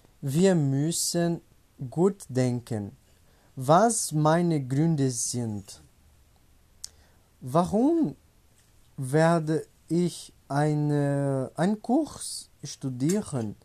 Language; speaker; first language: German; non-native, learner; Portuguese